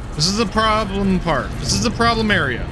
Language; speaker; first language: English; native; English